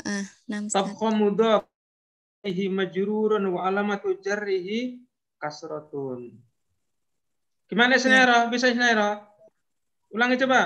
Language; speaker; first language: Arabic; non-native, fluent; Indonesian